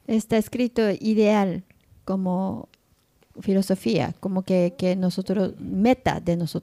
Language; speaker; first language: Spanish; non-native, learner; Japanese